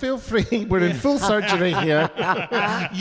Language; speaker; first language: English; native; English